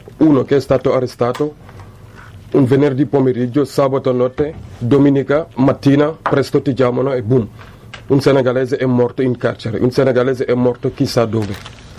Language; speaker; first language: Italian; non-native, fluent; Wolof